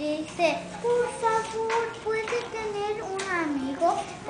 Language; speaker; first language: Spanish; non-native, learner; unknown